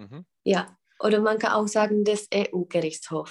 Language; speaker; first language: German; non-native, fluent; Czech